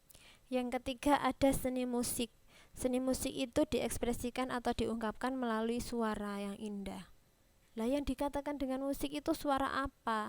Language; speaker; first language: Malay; non-native, local second language; Javanese